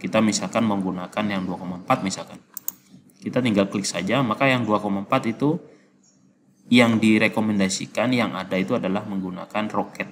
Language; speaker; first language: Indonesian; native; Indonesian